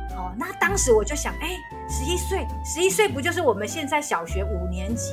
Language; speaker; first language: Chinese; native; Chinese